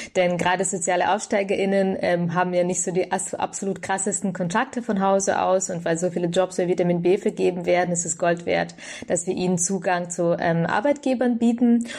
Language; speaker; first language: German; early bilingual, other home language; Russian